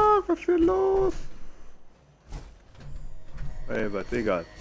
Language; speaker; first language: German; native; German